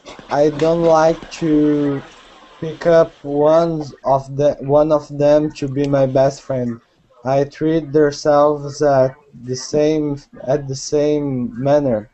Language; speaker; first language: English; non-native, learner; Portuguese